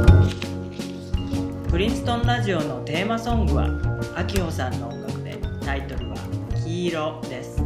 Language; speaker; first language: Japanese; native; Japanese